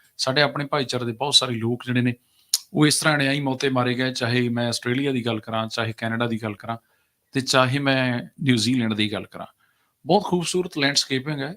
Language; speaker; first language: Punjabi; native; Punjabi